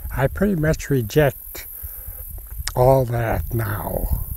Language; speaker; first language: English; native; English